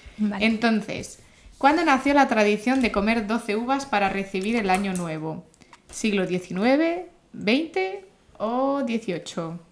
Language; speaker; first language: Spanish; early bilingual, other home language; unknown